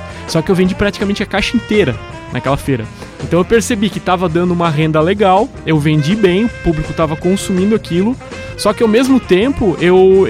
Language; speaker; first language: Portuguese; native; Portuguese